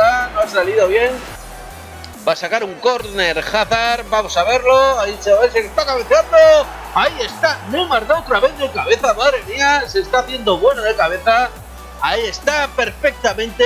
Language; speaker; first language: Spanish; native; Spanish